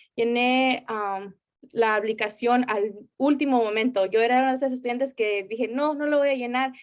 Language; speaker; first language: Spanish; early bilingual, heritage; Spanish